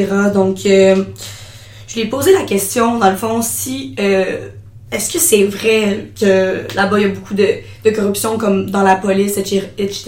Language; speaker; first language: French; native; French